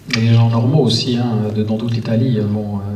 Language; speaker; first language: French; native; French